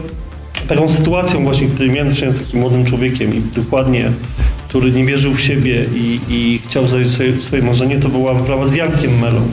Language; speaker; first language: Polish; native; Polish